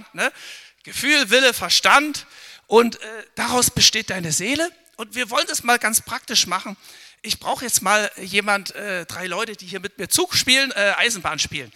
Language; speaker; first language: German; native; German